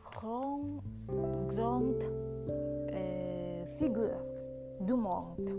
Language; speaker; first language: French; non-native, learner; Indonesian